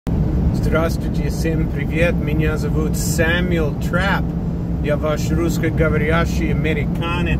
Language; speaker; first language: Russian; non-native, fluent; English